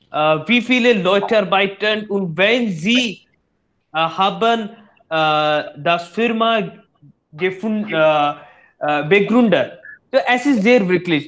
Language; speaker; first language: German; non-native, learner; Hindi